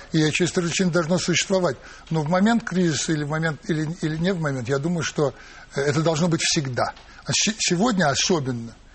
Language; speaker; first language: Russian; native; Russian